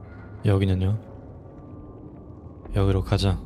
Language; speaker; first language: Korean; non-native, fluent; German